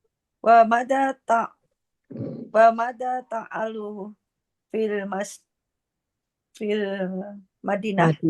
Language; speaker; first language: Arabic; non-native, learner; Indonesian